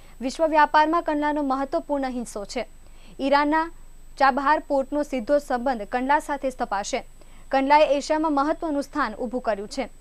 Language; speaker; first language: Gujarati; native; Gujarati